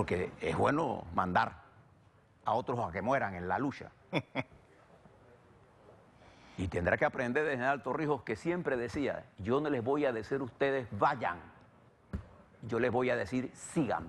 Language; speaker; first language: Spanish; native; Spanish